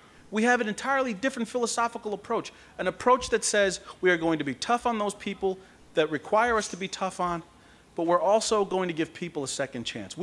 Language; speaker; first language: English; early bilingual, other home language; Kabuverdianu